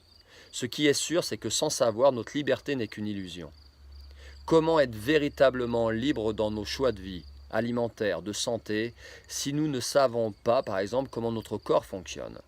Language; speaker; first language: French; native; French